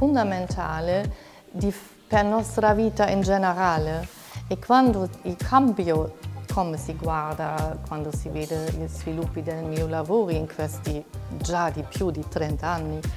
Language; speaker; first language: Italian; non-native, fluent; German